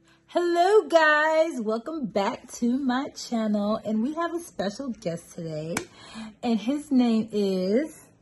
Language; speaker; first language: English; native; English